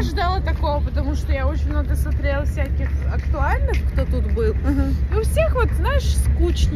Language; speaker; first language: Russian; native; Russian